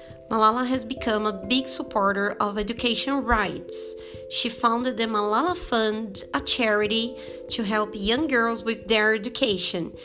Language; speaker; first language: English; non-native, fluent; Portuguese